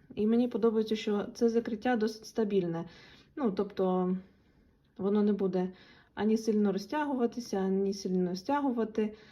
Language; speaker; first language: Ukrainian; non-native, local second language; Russian